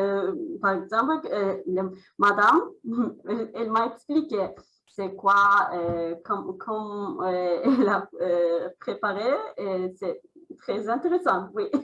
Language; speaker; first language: French; non-native, learner; Azerbaijani